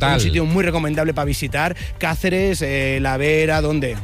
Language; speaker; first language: Spanish; native; Spanish